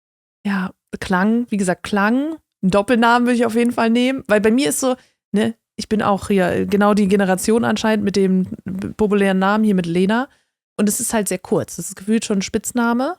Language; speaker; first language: German; native; German